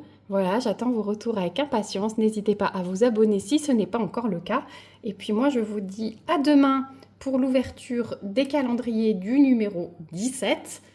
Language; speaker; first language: French; native; French